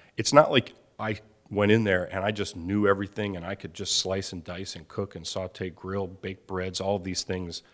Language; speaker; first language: English; native; English